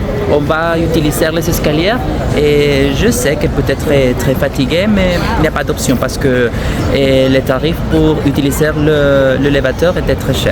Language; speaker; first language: French; non-native, learner; Spanish